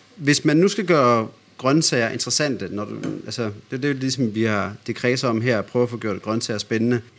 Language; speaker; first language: Danish; native; Danish